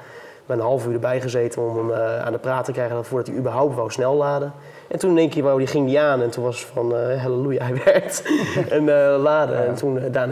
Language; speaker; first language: Dutch; native; Dutch